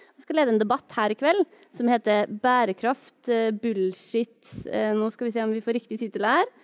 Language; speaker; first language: Norwegian; native; Norwegian